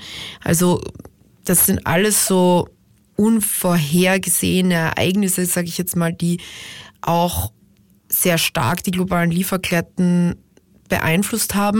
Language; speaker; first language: German; native; German